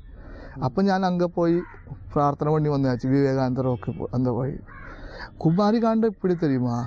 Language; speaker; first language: Tamil; non-native, learner; Malayalam